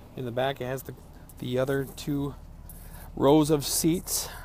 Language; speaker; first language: English; native; English